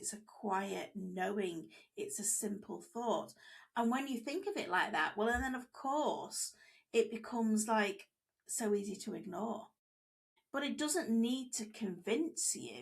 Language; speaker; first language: English; native; English